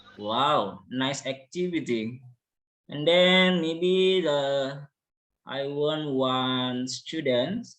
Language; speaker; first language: English; non-native, learner; Indonesian